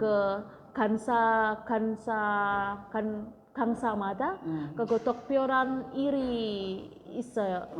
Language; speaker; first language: Korean; non-native, learner; Indonesian